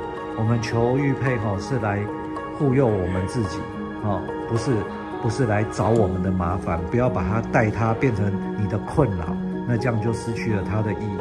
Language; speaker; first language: Chinese; native; Chinese